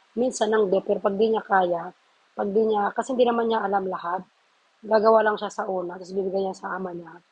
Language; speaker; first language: Filipino; non-native, local second language; Waray